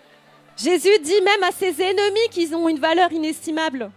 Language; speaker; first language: French; native; French